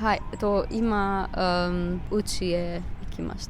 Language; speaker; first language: Japanese; non-native, learner; Czech